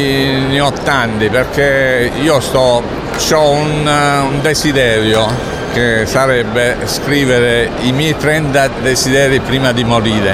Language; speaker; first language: Italian; native; Italian